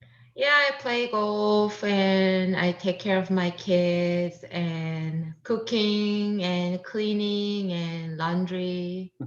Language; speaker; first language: English; non-native, learner; Korean